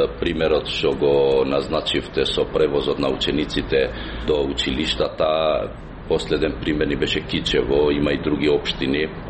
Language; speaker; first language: Macedonian; non-native, local second language; Albanian